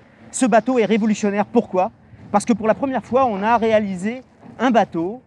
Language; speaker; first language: French; native; French